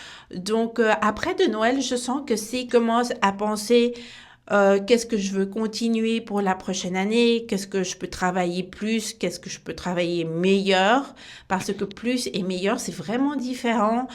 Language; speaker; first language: French; non-native, fluent; Spanish